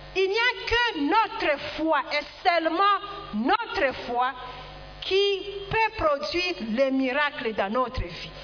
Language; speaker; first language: French; non-native, local second language; Swahili